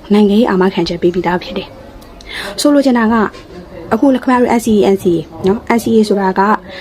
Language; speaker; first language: Burmese; native; Burmese